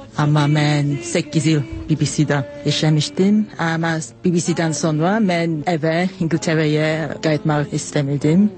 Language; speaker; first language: Azerbaijani; non-native, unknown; English